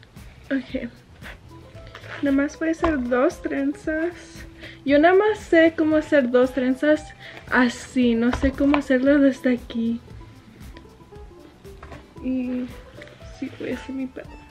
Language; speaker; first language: Spanish; early bilingual, heritage; Spanish